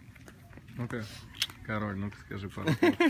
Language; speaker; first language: Russian; native; Russian